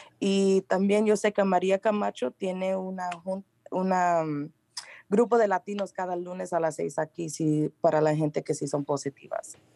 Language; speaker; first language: Spanish; early bilingual, heritage; Spanish